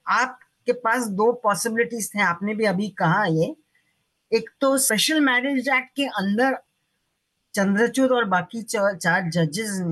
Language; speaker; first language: Hindi; non-native, local second language; Marathi